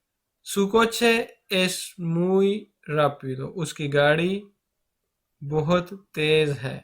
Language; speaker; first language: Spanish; non-native, fluent; Urdu